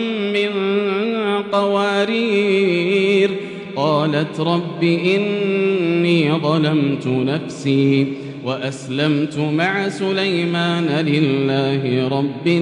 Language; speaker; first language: Arabic; native; Arabic